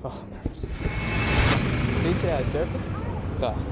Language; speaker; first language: Portuguese; non-native, learner; English